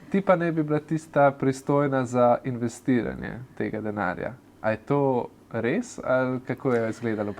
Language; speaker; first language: Slovenian; native; Slovenian